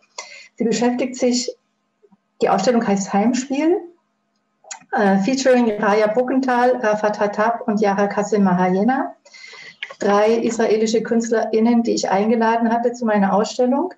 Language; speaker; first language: German; native; German